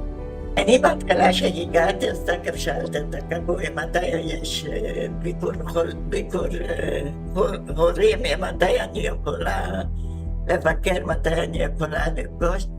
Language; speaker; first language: Hebrew; non-native, fluent; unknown